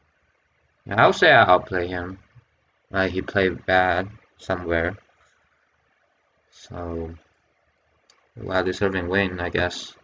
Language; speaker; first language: English; non-native, fluent; Chinese